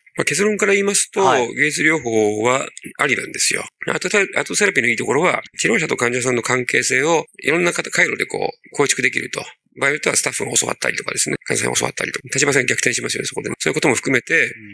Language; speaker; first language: Japanese; native; Japanese